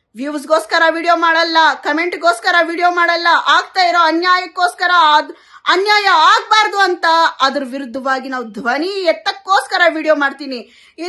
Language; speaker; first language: Kannada; non-native, local second language; Urdu